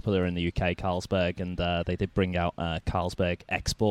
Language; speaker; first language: English; native; English